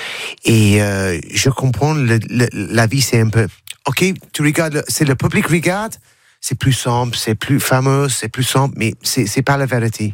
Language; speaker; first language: French; non-native, learner; English